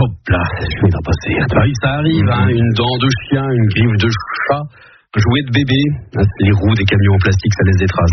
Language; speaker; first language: French; native; French